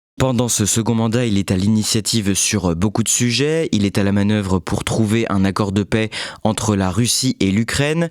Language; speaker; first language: French; native; French